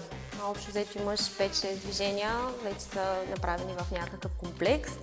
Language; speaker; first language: Bulgarian; native; Bulgarian